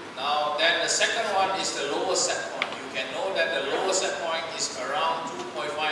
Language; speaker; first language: English; non-native, local second language; Chinese